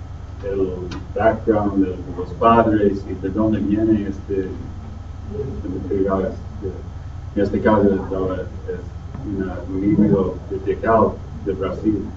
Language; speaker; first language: Spanish; non-native, learner; English